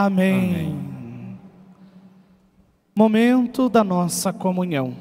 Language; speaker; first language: Portuguese; native; Portuguese